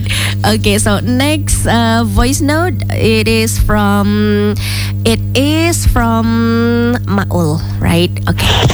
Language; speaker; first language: English; non-native, fluent; Indonesian